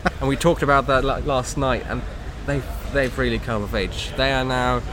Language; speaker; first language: English; non-native, fluent; German